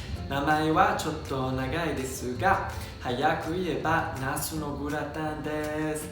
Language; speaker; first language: Japanese; non-native, learner; Italian